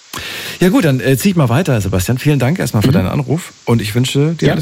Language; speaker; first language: German; native; German